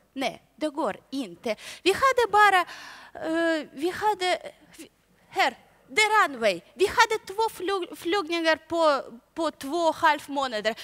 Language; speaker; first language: Swedish; non-native, learner; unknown